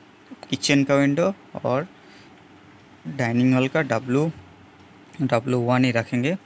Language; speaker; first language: Hindi; non-native, local second language; Bangla